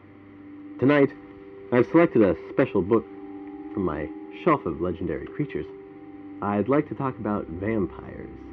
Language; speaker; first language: English; native; English